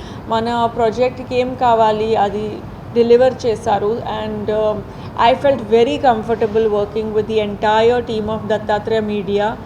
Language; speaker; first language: Telugu; non-native, learner; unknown